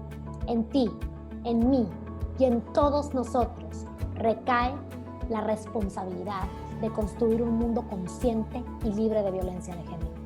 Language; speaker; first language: Spanish; native; Spanish